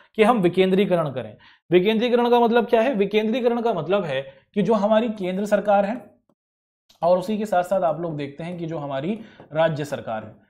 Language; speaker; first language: Hindi; native; Hindi